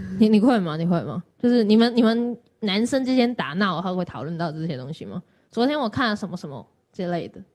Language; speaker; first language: Chinese; non-native, local second language; Cantonese